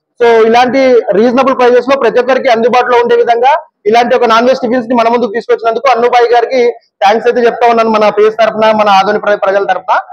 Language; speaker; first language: Telugu; native; Telugu